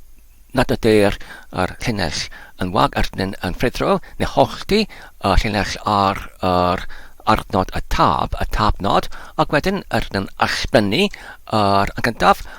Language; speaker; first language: Welsh; non-native, learner; English